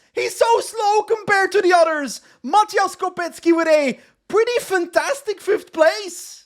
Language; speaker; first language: English; non-native, fluent; Dutch